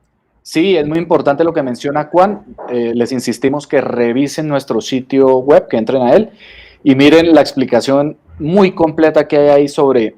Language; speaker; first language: Spanish; native; Spanish